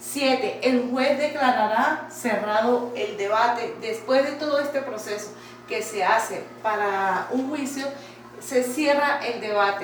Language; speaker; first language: Spanish; native; Spanish